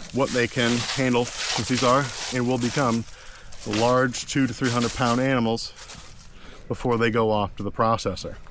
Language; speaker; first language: English; native; English